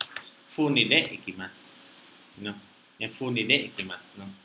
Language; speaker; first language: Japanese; non-native, fluent; Filipino